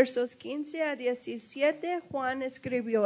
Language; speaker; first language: Spanish; early bilingual, heritage; English